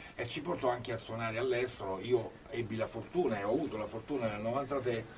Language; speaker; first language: Italian; native; Italian